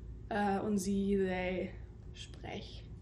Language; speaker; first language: German; non-native, fluent; English